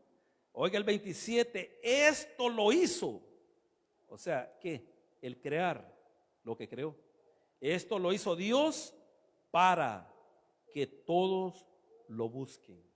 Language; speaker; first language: Spanish; native; Spanish